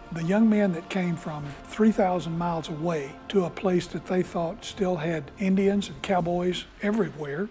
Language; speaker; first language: English; native; English